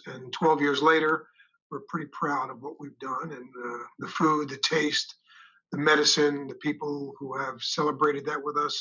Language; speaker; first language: English; native; English